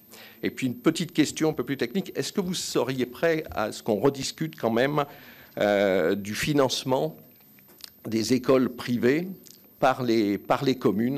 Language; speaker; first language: French; native; French